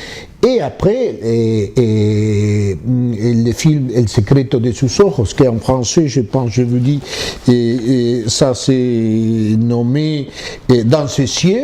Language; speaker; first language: French; non-native, fluent; Spanish